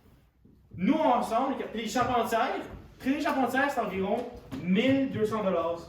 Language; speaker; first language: French; native; French